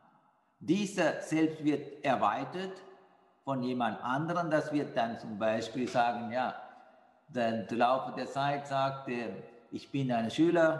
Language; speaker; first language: German; non-native, fluent; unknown